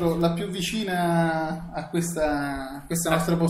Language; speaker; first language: Italian; native; Italian